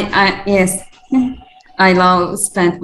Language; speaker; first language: English; non-native, learner; Turkish